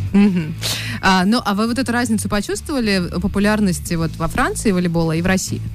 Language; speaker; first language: Russian; native; Russian